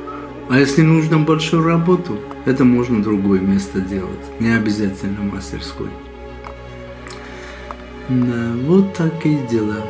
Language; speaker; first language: Russian; non-native, local second language; Armenian